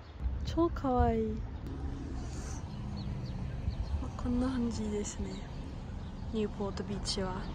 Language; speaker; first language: Japanese; non-native, fluent; English